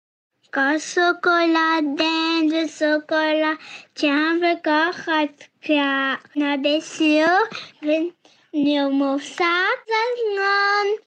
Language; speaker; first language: Vietnamese; early bilingual, heritage; Vietnamese